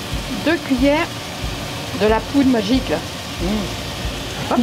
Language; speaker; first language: French; native; French